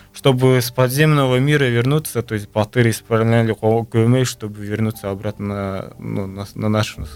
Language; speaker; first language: Russian; non-native, local second language; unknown